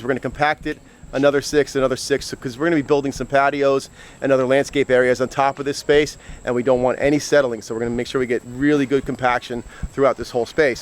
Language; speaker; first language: English; native; English